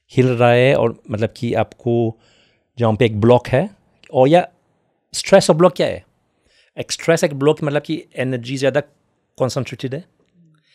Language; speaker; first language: Hindi; non-native, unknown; French